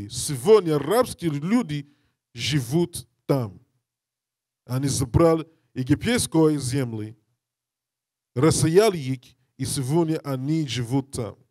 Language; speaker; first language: Russian; non-native, learner; English